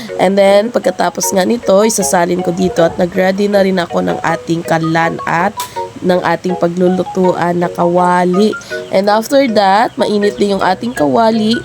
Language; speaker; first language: Filipino; non-native, local second language; Cebuano